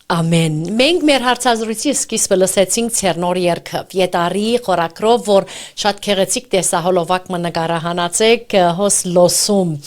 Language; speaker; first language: Armenian; early bilingual, heritage; Armenian